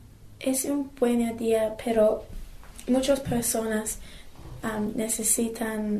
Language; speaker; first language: Spanish; non-native, learner; English